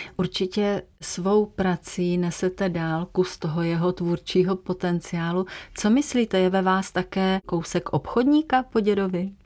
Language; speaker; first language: Czech; native; Czech